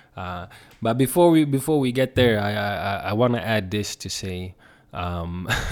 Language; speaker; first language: English; non-native, fluent; Swedish